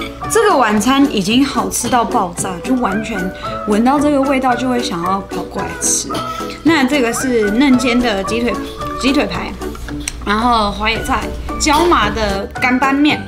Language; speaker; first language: Chinese; early bilingual, heritage; Chinese